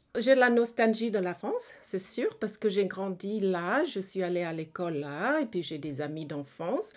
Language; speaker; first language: French; early bilingual, other home language; Hmong